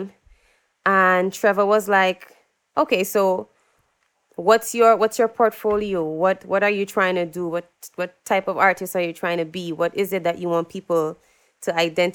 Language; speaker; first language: English; native; English